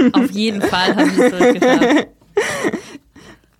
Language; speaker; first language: German; native; German